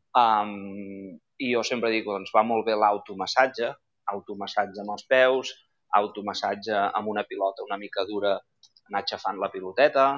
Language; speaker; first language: Catalan; native; Catalan